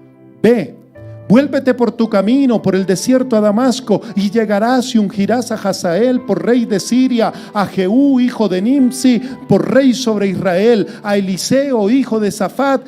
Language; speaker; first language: Spanish; native; Spanish